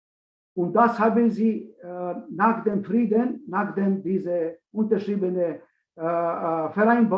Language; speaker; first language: German; non-native, learner; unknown